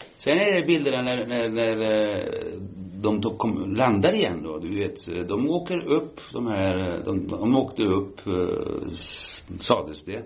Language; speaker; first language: Swedish; early bilingual, heritage; Swedish